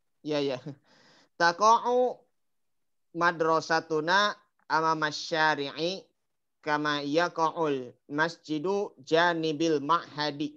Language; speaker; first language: Arabic; non-native, learner; Indonesian